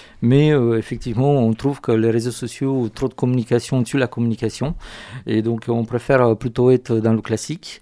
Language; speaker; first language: French; non-native, fluent; Romanian